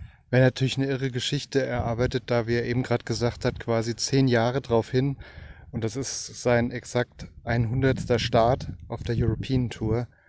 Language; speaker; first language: German; native; German